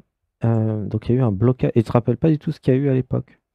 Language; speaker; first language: French; native; French